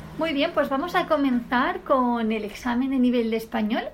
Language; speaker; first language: Spanish; native; Spanish